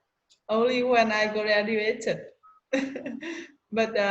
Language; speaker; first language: English; non-native, learner; Vietnamese